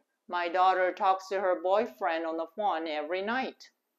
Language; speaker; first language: English; non-native, fluent; Japanese